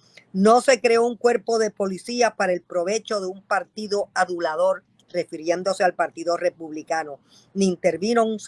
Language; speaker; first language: Spanish; native; Spanish